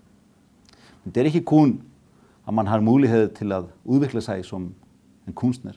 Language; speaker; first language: Danish; non-native, fluent; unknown